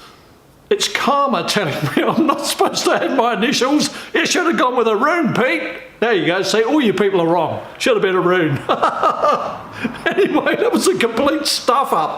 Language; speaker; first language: English; native; English